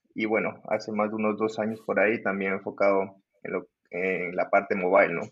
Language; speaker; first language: Spanish; native; Spanish